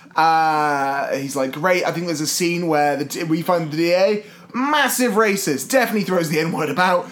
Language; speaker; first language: English; native; English